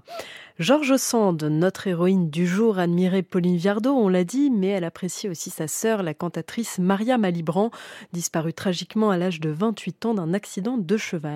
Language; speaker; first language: French; native; French